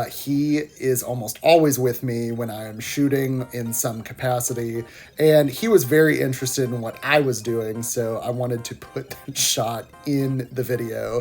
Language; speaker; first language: English; native; English